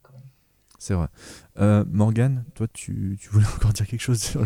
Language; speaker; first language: French; native; French